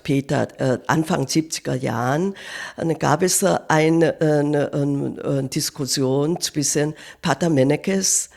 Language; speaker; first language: German; non-native, fluent; Korean